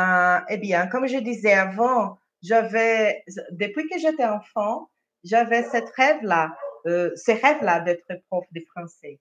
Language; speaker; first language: French; non-native, fluent; Portuguese